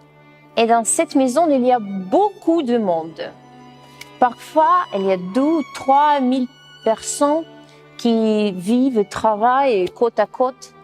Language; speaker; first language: French; non-native, fluent; Russian